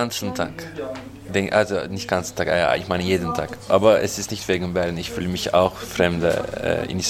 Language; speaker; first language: German; non-native, fluent; Turkish